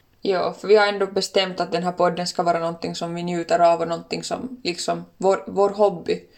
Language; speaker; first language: Swedish; native; Swedish